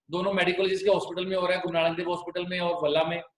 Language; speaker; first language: Hindi; non-native, local second language; Punjabi